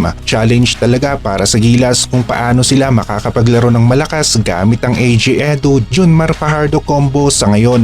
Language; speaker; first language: Filipino; native; Filipino